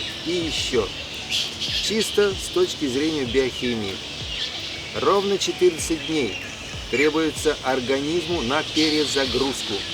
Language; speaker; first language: Russian; native; Russian